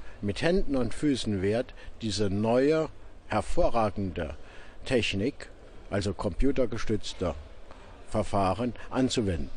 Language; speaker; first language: German; native; German